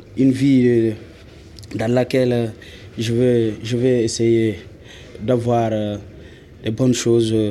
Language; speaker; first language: French; non-native, local second language; Fula